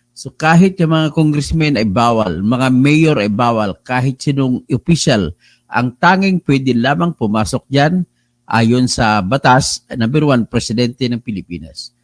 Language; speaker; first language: Filipino; non-native, local second language; Cebuano